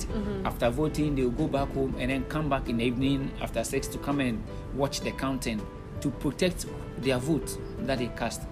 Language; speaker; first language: English; non-native, local second language; Akan